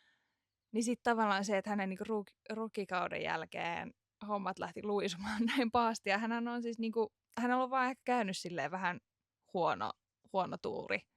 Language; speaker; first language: Finnish; native; Finnish